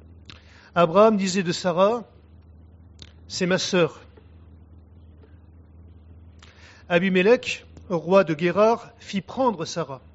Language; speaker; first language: French; native; French